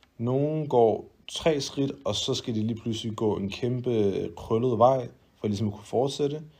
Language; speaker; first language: Danish; early bilingual, other home language; Arabic